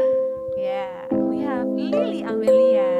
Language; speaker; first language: English; non-native, fluent; Indonesian